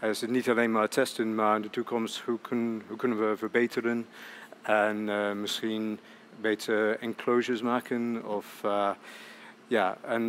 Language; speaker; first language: Dutch; non-native, fluent; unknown